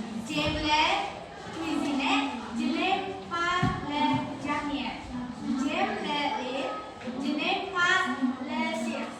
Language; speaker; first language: French; non-native, learner; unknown